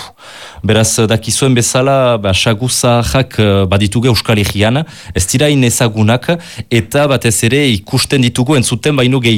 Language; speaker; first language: Basque; native; Basque